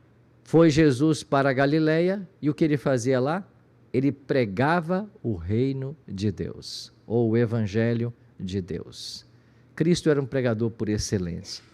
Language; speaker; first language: Portuguese; native; Portuguese